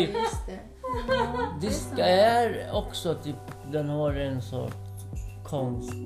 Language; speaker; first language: Swedish; non-native, fluent; Kurdish